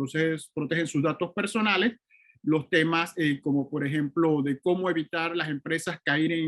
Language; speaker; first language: Spanish; native; Spanish